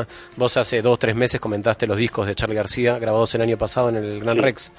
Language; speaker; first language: Spanish; native; Spanish